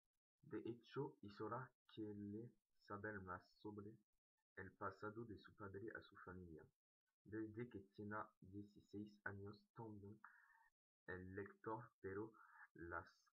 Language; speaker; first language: Spanish; non-native, learner; French